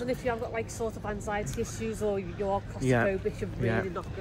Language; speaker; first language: English; native; English